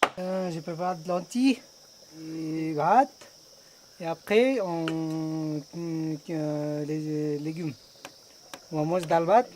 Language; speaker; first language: French; non-native, learner; Nepali